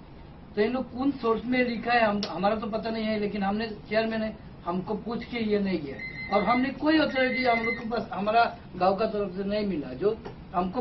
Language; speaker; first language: Hindi; non-native, local second language; Bangla